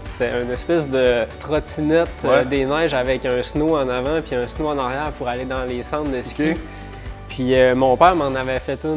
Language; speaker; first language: French; native; French